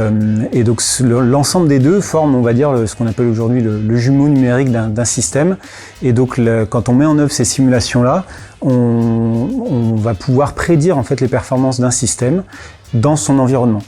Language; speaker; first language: French; native; French